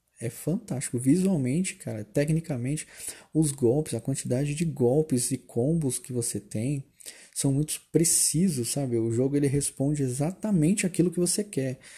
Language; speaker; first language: Portuguese; native; Portuguese